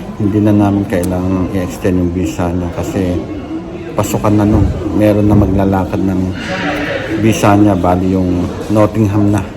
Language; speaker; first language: Filipino; native; Filipino